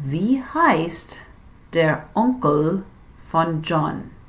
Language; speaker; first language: German; non-native, fluent; English